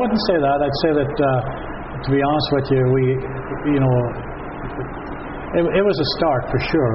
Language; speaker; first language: English; native; English